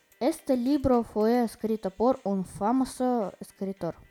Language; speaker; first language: Spanish; non-native, learner; Russian